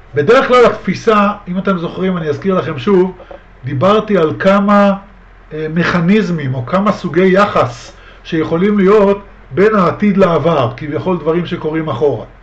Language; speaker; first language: Hebrew; native; Hebrew